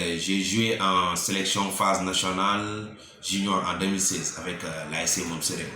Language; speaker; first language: French; non-native, local second language; Wolof